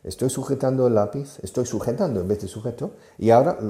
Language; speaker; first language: Spanish; non-native, fluent; English